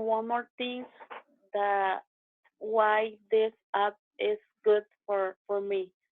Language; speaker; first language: English; non-native, learner; Spanish